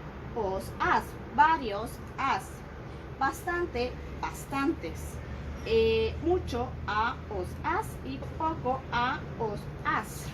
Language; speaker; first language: Spanish; native; Spanish